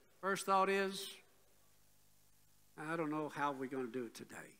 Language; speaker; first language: English; native; English